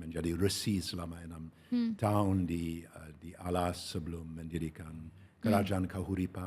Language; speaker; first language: Indonesian; non-native, fluent; English